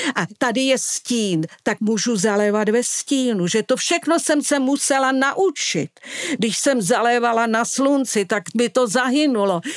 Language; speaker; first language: Czech; non-native, fluent; Italian